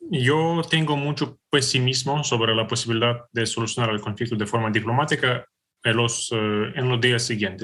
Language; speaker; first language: Spanish; non-native, fluent; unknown